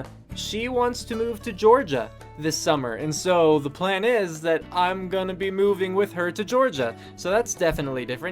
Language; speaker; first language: English; native; English